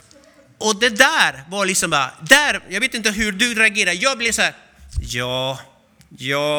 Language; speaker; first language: Swedish; non-native, fluent; Spanish